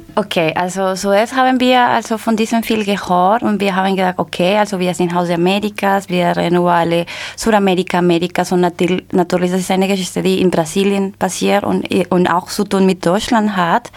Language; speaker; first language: German; non-native, learner; Spanish